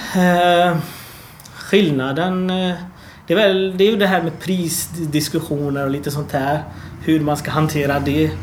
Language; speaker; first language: Swedish; early bilingual, other home language; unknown